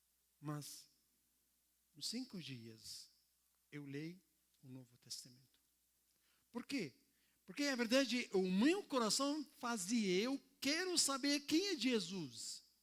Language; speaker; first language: Portuguese; non-native, learner; Arabic